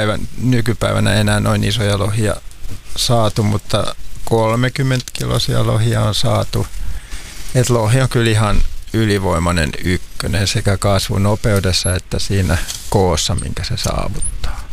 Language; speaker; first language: Finnish; native; Finnish